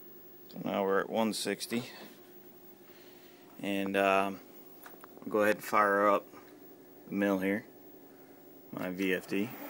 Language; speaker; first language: English; native; English